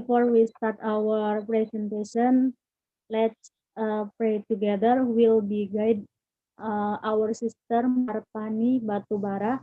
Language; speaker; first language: English; non-native, learner; Indonesian